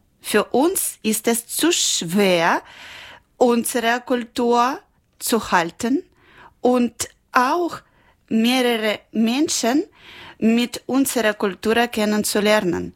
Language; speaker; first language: German; non-native, learner; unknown